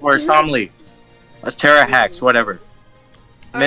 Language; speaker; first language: English; native; English